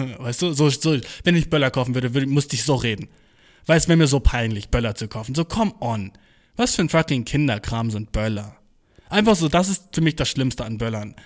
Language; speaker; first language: German; early bilingual, other home language; Turkish